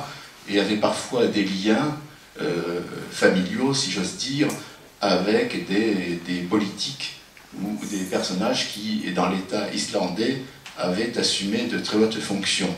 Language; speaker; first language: French; native; French